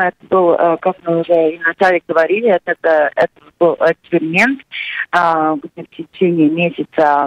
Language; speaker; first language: Russian; non-native, local second language; Latvian